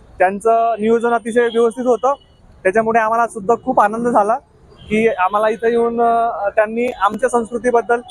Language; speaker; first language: Marathi; non-native, local second language; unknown